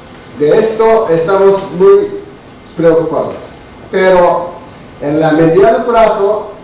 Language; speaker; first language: Spanish; non-native, fluent; Japanese